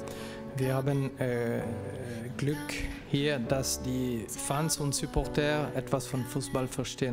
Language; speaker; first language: German; non-native, fluent; French